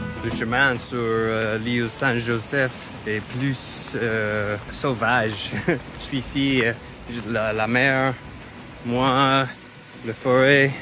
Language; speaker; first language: French; non-native, fluent; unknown